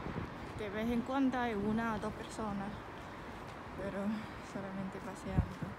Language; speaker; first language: Spanish; non-native, fluent; Chinese